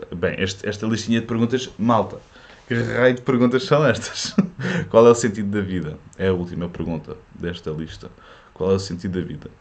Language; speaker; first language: Portuguese; early bilingual, other home language; French